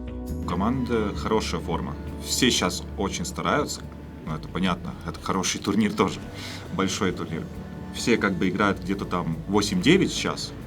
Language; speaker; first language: Russian; non-native, fluent; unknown